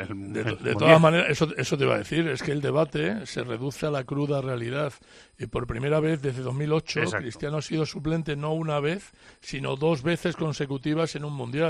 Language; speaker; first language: Spanish; native; Spanish